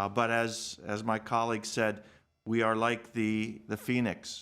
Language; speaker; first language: English; early bilingual, other home language; Armenian